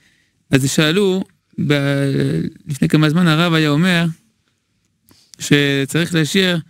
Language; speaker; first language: Hebrew; non-native, fluent; French